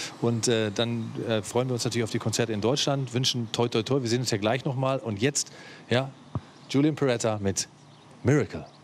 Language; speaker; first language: German; native; German